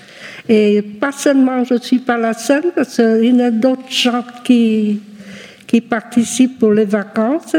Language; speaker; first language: French; non-native, local second language; Vietnamese